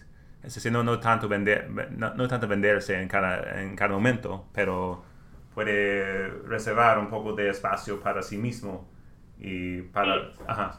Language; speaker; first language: Spanish; non-native, learner; English